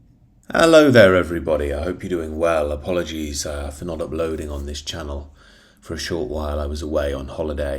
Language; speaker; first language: English; native; English